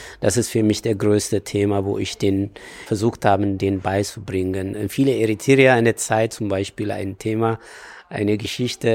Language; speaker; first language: German; non-native, fluent; Amharic